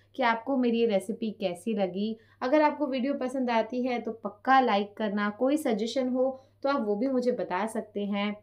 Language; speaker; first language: Hindi; non-native, local second language; Punjabi